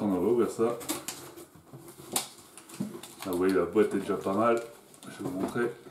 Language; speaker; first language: French; native; French